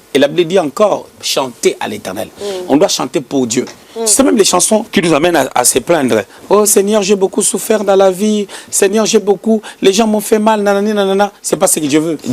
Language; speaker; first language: French; non-native, local second language; Lingala